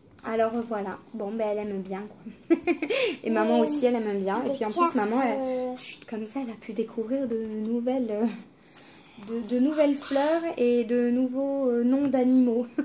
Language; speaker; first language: French; native; French